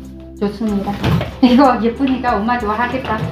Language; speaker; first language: Korean; non-native, fluent; Vietnamese